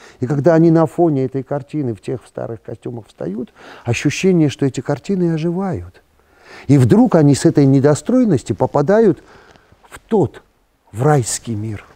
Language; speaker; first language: Russian; non-native, local second language; Georgian